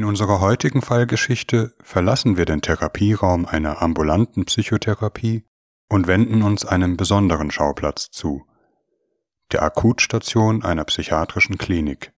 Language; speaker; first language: German; native; German